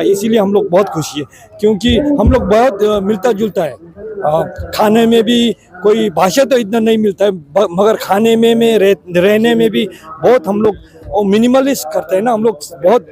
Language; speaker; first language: Hindi; non-native, fluent; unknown